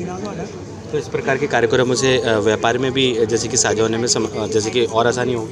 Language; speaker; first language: Hindi; native; Hindi